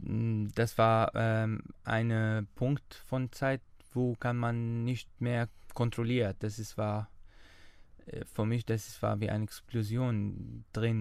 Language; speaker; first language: German; non-native, learner; Arabic